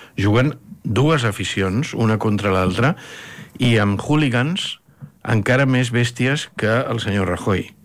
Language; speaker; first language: Catalan; native; Catalan